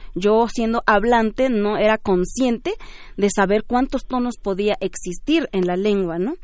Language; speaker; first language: Spanish; early bilingual, other home language; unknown